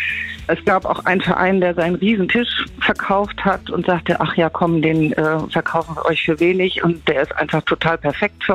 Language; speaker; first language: German; native; German